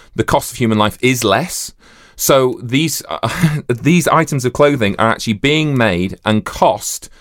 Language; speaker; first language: English; native; English